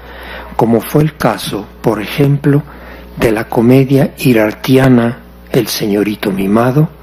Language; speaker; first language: Spanish; native; Spanish